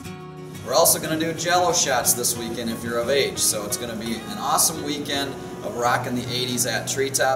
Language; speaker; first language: English; native; English